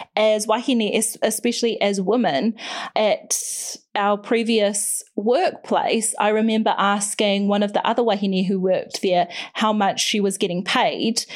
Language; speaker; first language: English; native; English